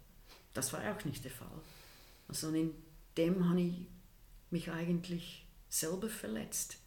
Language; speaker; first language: German; non-native, fluent; English